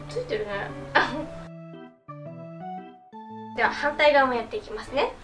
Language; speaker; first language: Japanese; native; Japanese